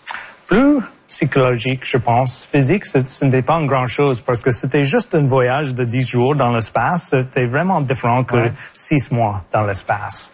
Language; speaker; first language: French; non-native, local second language; English